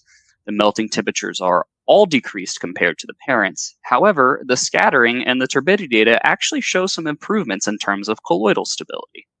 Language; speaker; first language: English; native; English